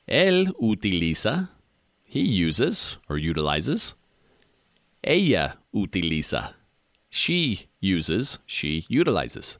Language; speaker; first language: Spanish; non-native, fluent; English